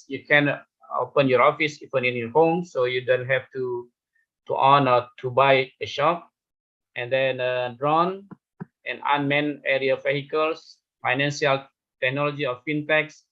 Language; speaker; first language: English; non-native, fluent; Indonesian